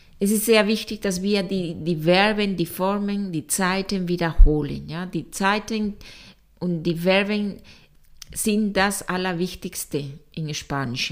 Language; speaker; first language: German; non-native, fluent; Spanish